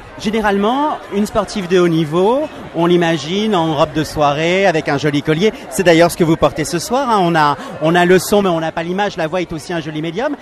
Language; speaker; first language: French; native; French